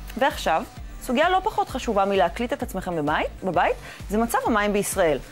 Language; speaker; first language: Hebrew; native; Hebrew